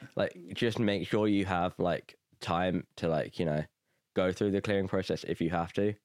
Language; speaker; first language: English; native; English